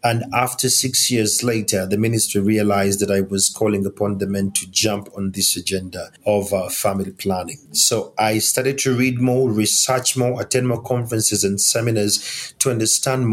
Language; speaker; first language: English; non-native, local second language; Ganda